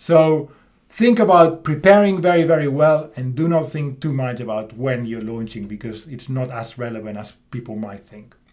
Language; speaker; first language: English; non-native, fluent; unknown